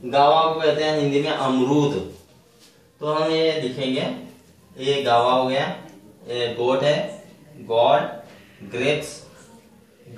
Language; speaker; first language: Hindi; non-native, local second language; Kannada